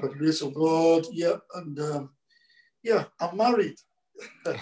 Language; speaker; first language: English; non-native, local second language; Yoruba